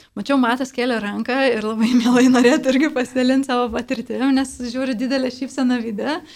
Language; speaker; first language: Lithuanian; native; Lithuanian